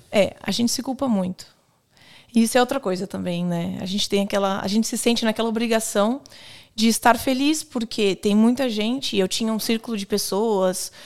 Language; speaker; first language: Portuguese; native; Portuguese